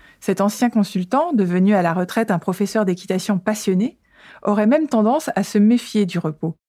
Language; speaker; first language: French; native; French